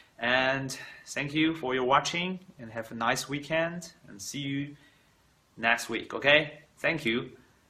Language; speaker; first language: English; non-native, fluent; Chinese